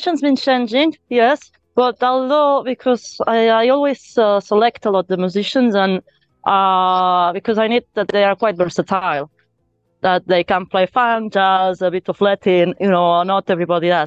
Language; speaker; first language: English; non-native, fluent; Spanish